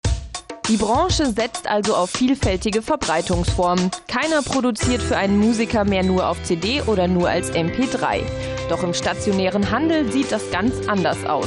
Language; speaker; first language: German; native; German